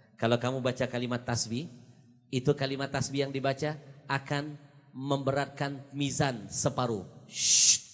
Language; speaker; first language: Indonesian; native; Indonesian